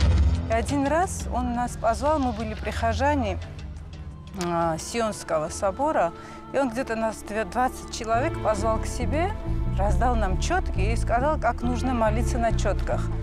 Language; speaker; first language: Russian; non-native, fluent; Georgian